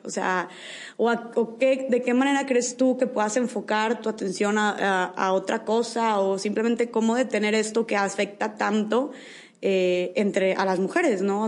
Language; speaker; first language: Spanish; native; Spanish